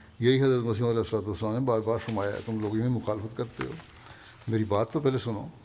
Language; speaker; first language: Urdu; native; Urdu